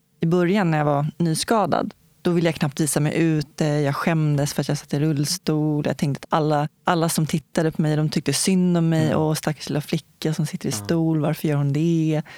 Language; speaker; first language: Swedish; native; Swedish